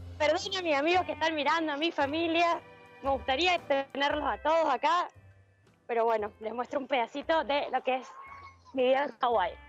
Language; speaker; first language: Spanish; native; Spanish